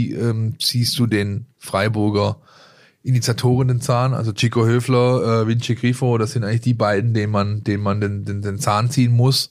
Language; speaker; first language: German; native; German